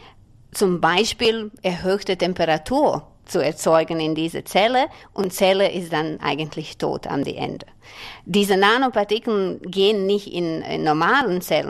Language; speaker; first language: German; non-native, fluent; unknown